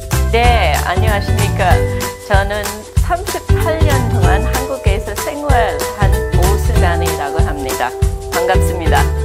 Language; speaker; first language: Korean; non-native, fluent; English